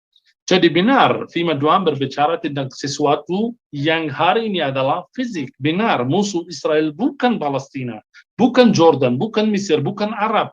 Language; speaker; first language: Indonesian; non-native, fluent; Hebrew